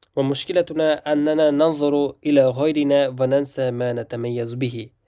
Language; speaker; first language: Arabic; non-native, fluent; Uzbek